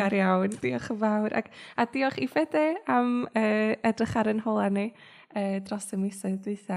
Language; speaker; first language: Welsh; native; Welsh